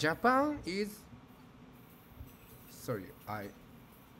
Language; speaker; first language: English; non-native, learner; Japanese